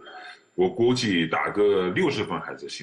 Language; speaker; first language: Chinese; native; Chinese